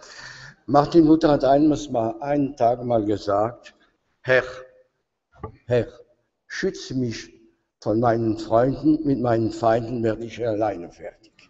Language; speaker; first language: German; non-native, fluent; French